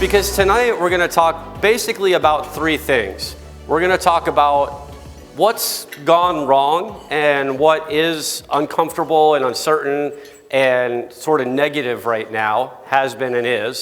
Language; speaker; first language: English; native; English